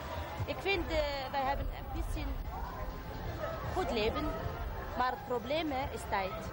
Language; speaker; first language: Dutch; non-native, learner; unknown